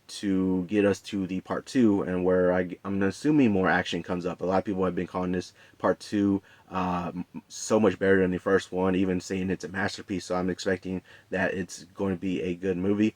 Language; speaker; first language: English; native; English